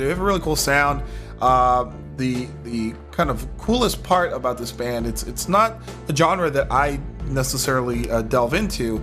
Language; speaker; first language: English; native; English